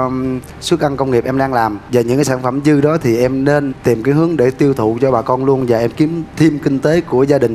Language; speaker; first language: Vietnamese; native; Vietnamese